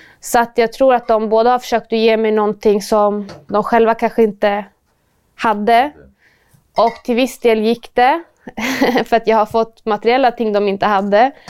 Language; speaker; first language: Swedish; native; Swedish